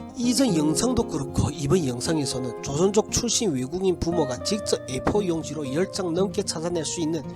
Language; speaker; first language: Korean; early bilingual, heritage; Korean